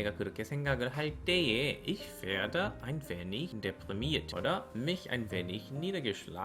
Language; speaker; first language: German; non-native, fluent; Korean